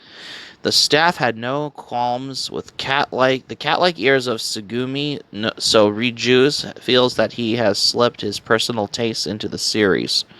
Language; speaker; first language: English; native; English